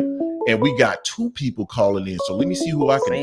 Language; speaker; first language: English; native; English